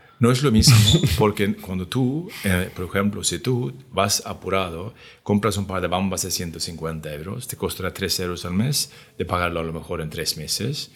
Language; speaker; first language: Spanish; non-native, fluent; Swedish